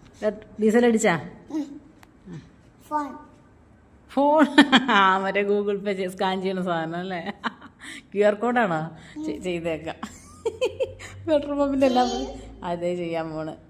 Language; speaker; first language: Malayalam; native; Malayalam